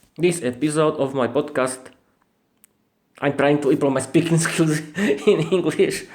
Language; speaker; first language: English; non-native, learner; Slovak